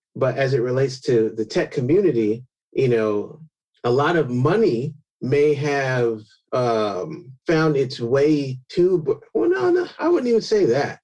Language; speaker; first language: English; native; English